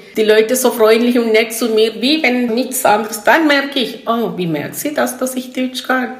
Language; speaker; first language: German; non-native, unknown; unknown